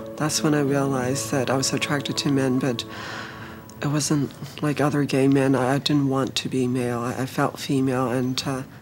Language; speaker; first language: English; early bilingual, other home language; Vietnamese